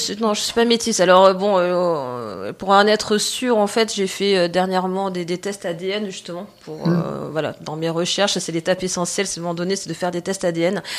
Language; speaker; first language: French; native; French